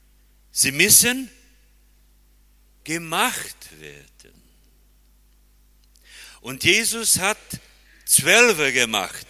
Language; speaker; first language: German; early bilingual, heritage; German